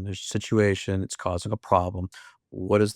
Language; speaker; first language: English; native; English